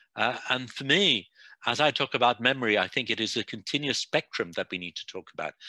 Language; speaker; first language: English; non-native, local second language; Bangla